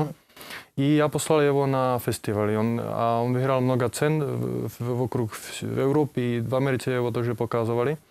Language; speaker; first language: Russian; non-native, learner; Czech